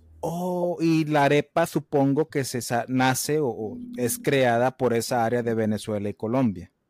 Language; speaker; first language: Spanish; early bilingual, heritage; Spanish